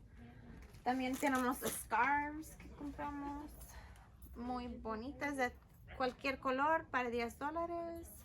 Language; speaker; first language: Spanish; early bilingual, heritage; Spanish